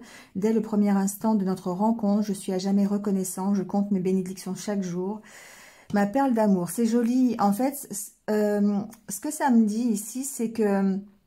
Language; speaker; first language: French; native; French